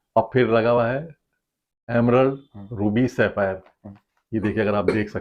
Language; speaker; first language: Hindi; native; Hindi